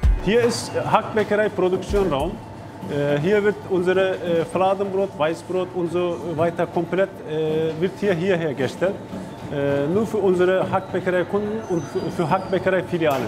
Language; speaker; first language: German; non-native, learner; Turkish